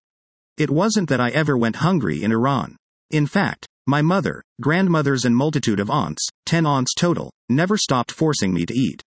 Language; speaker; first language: English; early bilingual, other home language; Persian